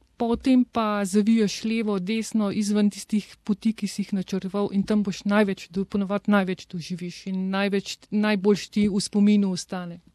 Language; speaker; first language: Slovenian; native; Slovenian